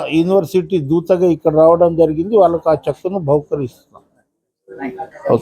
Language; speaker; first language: Telugu; non-native, local second language; Lambadi